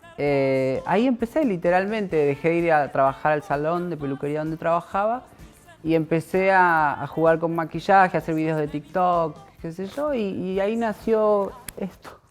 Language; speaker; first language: Spanish; native; Spanish